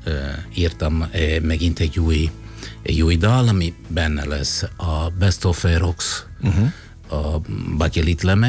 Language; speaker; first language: Hungarian; non-native, fluent; Italian